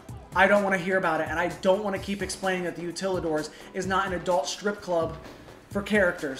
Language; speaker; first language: English; native; English